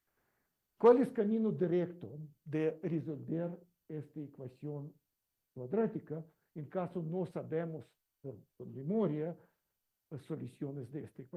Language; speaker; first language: Spanish; non-native, learner; Russian